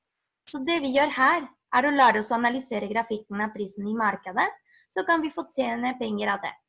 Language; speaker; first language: Norwegian; non-native, fluent; Spanish